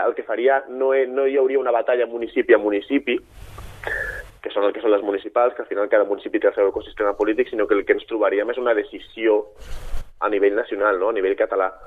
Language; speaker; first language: Catalan; native; Catalan